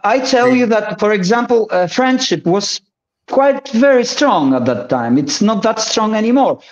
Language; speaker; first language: English; early bilingual, other home language; Polish